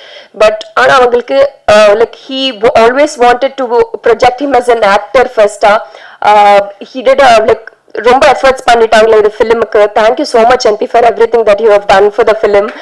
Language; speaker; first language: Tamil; non-native, learner; Telugu